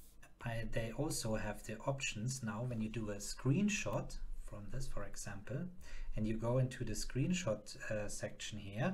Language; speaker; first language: English; non-native, fluent; German